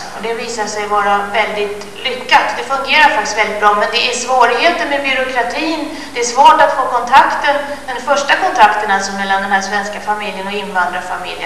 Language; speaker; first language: Swedish; native; Swedish